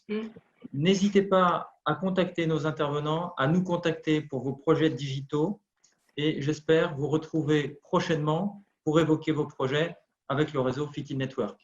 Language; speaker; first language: French; native; French